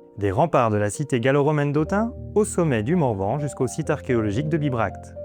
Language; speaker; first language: French; native; French